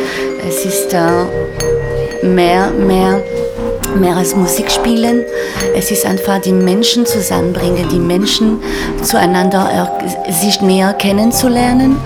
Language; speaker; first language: German; non-native, fluent; French